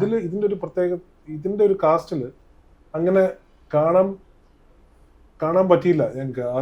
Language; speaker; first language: Malayalam; native; Malayalam